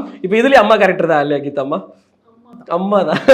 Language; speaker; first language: Tamil; native; Tamil